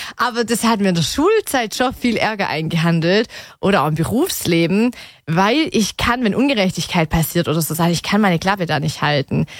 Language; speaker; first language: German; native; German